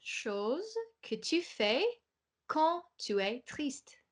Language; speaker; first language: French; non-native, fluent; English